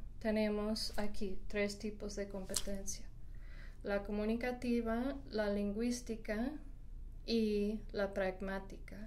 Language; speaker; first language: Spanish; non-native, fluent; English